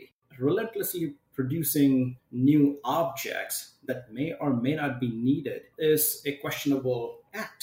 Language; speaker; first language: English; non-native, local second language; Tamil